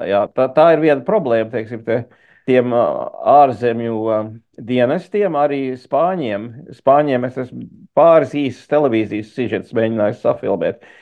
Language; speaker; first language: Latvian; early bilingual, heritage; Latvian